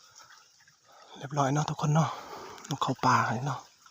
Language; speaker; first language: Thai; non-native, local second language; Northeastern Thai